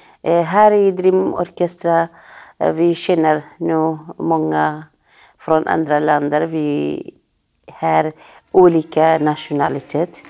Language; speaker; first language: Swedish; non-native, learner; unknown